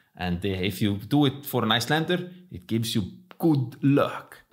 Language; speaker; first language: English; non-native, fluent; Icelandic